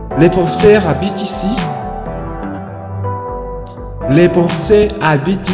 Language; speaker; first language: French; non-native, learner; Kinyarwanda